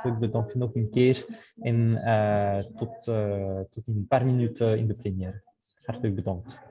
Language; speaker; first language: Dutch; non-native, learner; French